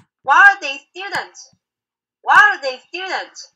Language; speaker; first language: English; non-native, learner; Korean